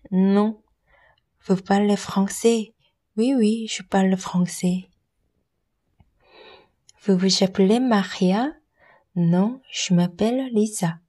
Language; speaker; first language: French; non-native, learner; Korean